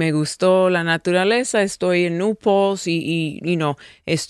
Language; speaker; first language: Spanish; early bilingual, heritage; English